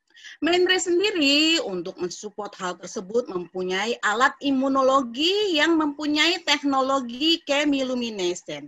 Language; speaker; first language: Indonesian; native; Indonesian